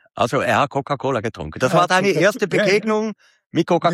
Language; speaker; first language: German; native; German